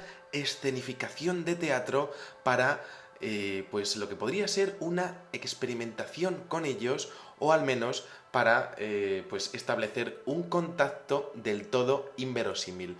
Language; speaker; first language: Spanish; native; Spanish